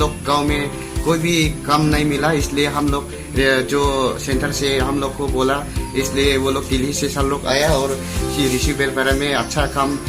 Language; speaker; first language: Hindi; non-native, local second language; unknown